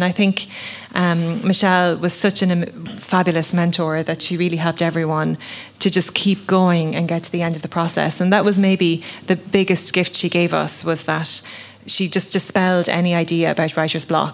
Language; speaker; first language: English; native; English